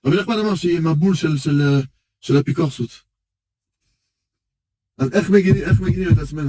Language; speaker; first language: Hebrew; non-native, fluent; French